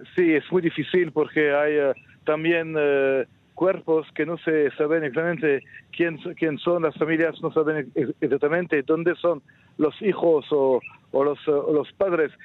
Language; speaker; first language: Spanish; non-native, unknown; French